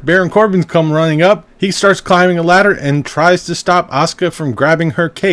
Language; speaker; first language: English; native; English